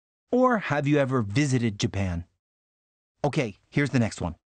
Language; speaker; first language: English; native; English